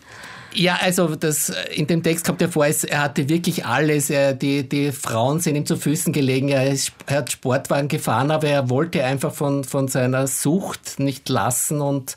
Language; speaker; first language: German; native; German